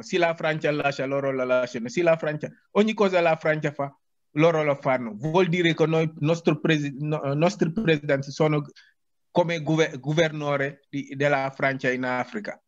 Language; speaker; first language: Italian; non-native, learner; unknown